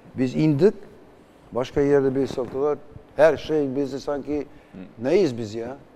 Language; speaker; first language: Turkish; non-native, fluent; Albanian